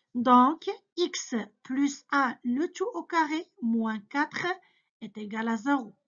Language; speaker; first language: French; non-native, local second language; Arabic